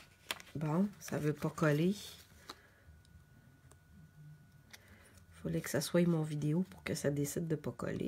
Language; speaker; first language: French; native; French